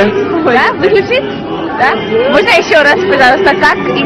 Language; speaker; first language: Russian; non-native, learner; Hindi